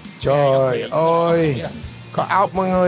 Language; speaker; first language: Vietnamese; non-native, fluent; English